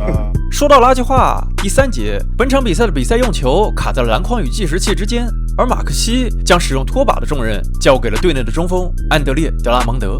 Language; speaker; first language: Chinese; native; Chinese